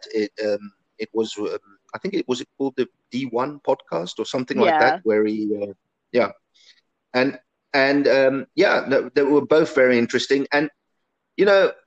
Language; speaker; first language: English; early bilingual, other home language; Italian